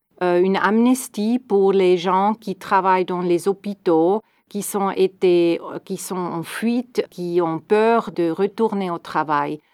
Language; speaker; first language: French; non-native, fluent; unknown